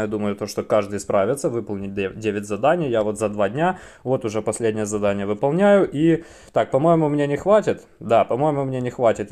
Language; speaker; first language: Russian; native; Russian